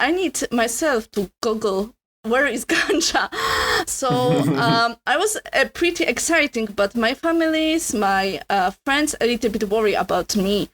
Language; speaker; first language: English; non-native, learner; Polish